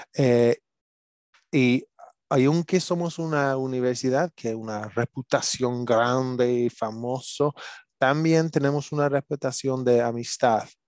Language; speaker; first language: Spanish; non-native, learner; English